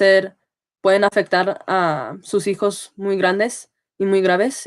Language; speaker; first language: Spanish; early bilingual, heritage; Spanish